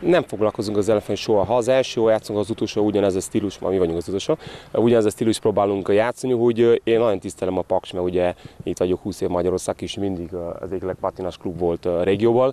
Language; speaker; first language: Hungarian; non-native, learner; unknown